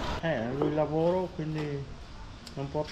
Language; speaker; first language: Italian; non-native, learner; Vietnamese